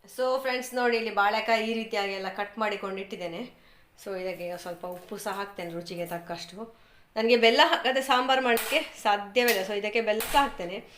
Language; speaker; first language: Kannada; native; Kannada